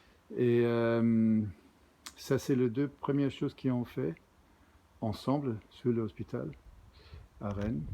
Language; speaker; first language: French; non-native, learner; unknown